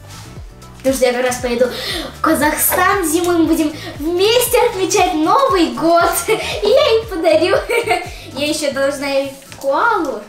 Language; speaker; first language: Russian; native; Russian